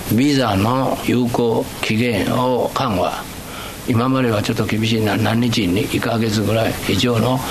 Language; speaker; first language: Japanese; non-native, fluent; Chinese